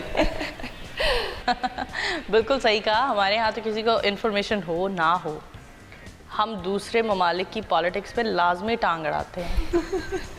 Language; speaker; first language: Hindi; native; Hindi